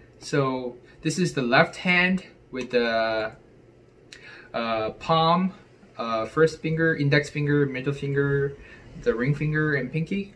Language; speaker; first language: English; non-native, fluent; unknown